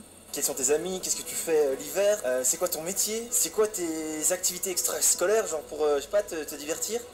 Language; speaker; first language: French; native; French